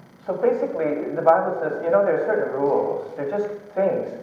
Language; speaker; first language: English; early bilingual, other home language; Chinese